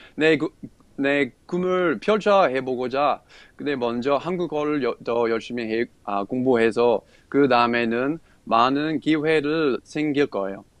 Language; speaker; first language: Korean; non-native, fluent; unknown